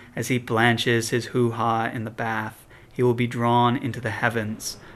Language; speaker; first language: English; native; English